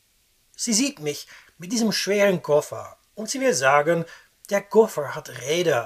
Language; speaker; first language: German; non-native, fluent; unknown